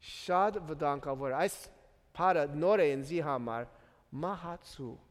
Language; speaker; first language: Armenian; early bilingual, heritage; Armenian